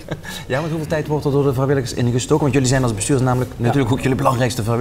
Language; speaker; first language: Dutch; native; Dutch